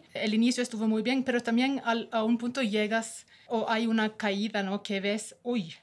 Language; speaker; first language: Spanish; non-native, fluent; Norwegian